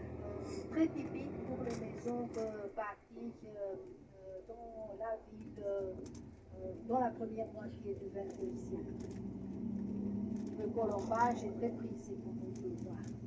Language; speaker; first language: French; non-native, fluent; Romanian